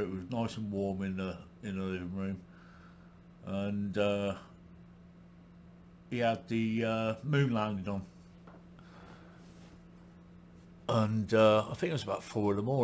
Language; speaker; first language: English; native; English